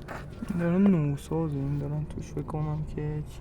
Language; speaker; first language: Persian; native; Persian